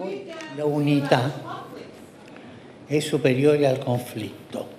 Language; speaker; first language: Italian; non-native, fluent; Spanish